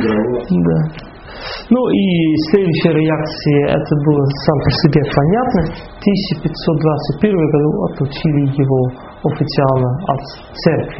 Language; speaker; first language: Russian; non-native, fluent; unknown